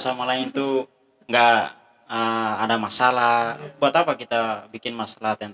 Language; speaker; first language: Indonesian; non-native, fluent; Tetum